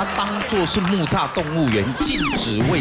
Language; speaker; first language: Chinese; native; Chinese